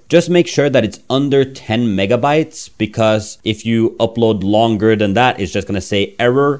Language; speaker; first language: English; non-native, fluent; Norwegian